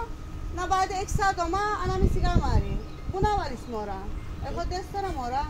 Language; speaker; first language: Greek; non-native, learner; Turkish